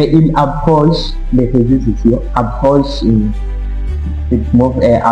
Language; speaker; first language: French; non-native, learner; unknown